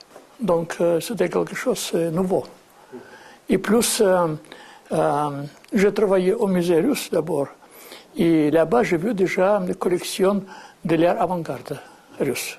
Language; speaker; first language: French; non-native, fluent; Russian